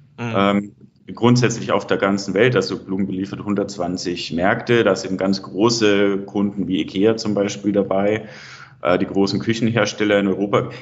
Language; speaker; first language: German; native; German